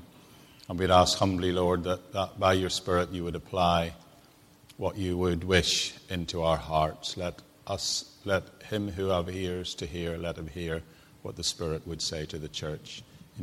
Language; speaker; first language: English; native; English